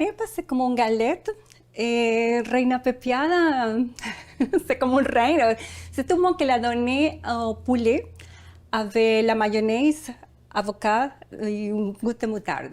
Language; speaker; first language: French; non-native, learner; Spanish